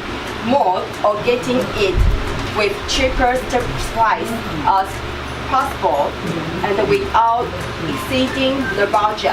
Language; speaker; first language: English; non-native, learner; Chinese